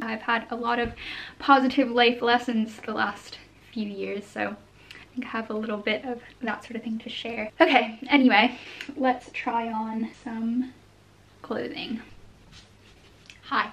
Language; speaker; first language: English; native; English